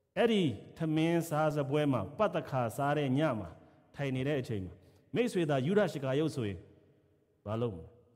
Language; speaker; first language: Burmese; non-native, local second language; Kachin